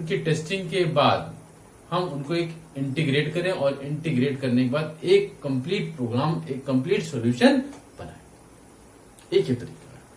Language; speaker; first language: Hindi; native; Hindi